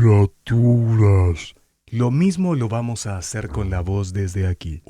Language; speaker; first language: Spanish; native; Spanish